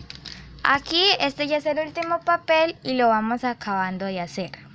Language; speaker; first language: Spanish; native; Spanish